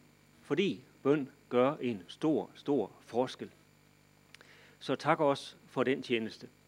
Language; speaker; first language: Danish; native; Danish